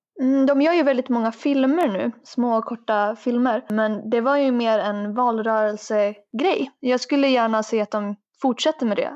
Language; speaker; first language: Swedish; native; Swedish